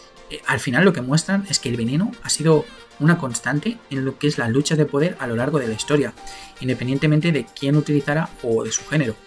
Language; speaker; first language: Spanish; native; Spanish